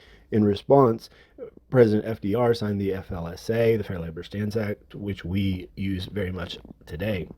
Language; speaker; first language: English; native; English